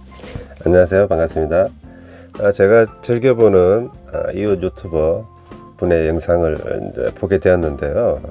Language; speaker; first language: Korean; native; Korean